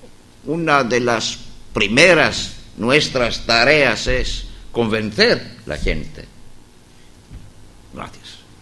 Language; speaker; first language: Spanish; non-native, fluent; Greek